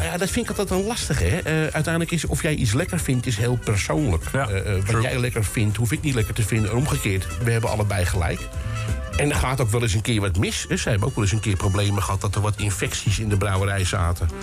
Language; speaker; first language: Dutch; native; Dutch